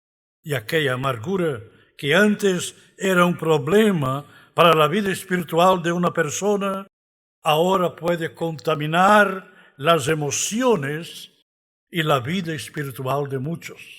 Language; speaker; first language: Spanish; non-native, fluent; Portuguese